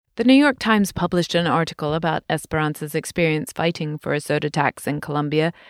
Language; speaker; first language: English; native; English